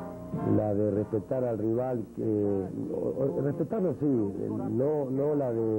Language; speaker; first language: Spanish; native; Spanish